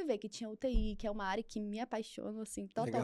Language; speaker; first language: Portuguese; native; Portuguese